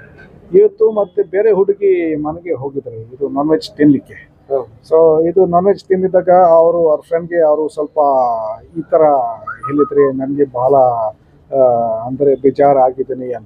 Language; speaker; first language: Kannada; non-native, local second language; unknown